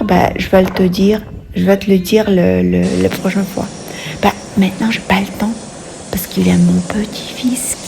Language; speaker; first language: French; non-native, fluent; Russian